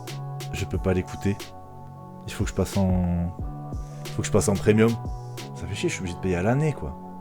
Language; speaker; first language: French; native; French